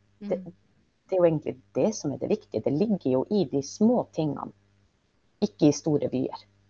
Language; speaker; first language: Norwegian; native; Norwegian